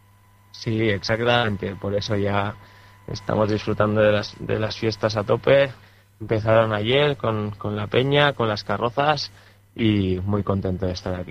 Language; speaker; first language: Spanish; native; Spanish